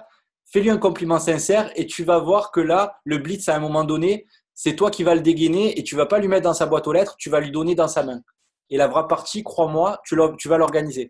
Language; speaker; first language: French; native; French